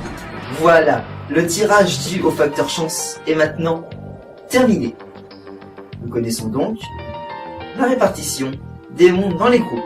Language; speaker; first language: French; native; French